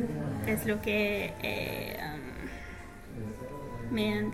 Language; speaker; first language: Spanish; non-native, learner; English